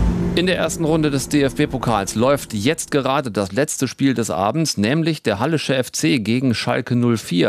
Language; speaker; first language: German; native; German